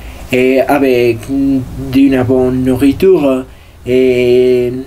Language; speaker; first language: French; non-native, learner; Spanish